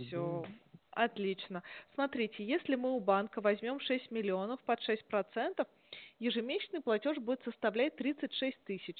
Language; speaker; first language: Russian; native; Russian